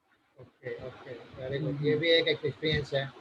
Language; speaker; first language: Hindi; native; Hindi